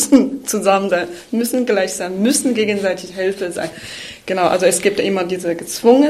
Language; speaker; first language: German; non-native, fluent; Chinese